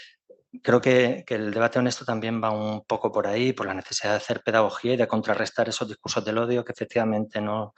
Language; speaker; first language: Spanish; native; Spanish